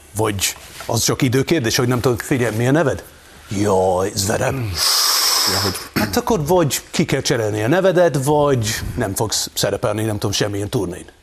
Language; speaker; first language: Hungarian; non-native, fluent; English